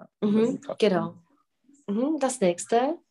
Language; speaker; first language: German; non-native, fluent; Czech